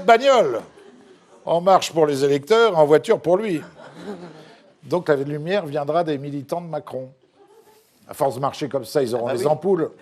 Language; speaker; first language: French; native; French